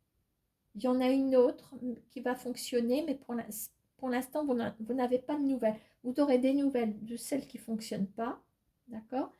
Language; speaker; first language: French; native; French